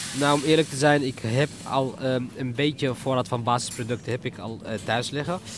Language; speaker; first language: Dutch; early bilingual, other home language; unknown